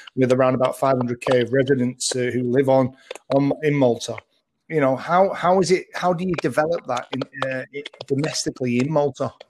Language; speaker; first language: English; early bilingual, other home language; Maltese